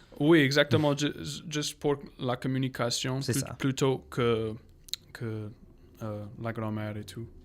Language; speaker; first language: French; non-native, local second language; English